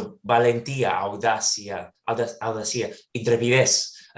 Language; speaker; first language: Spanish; non-native, learner; English